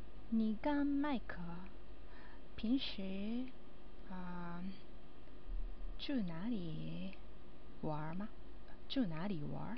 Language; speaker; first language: Chinese; non-native, learner; Japanese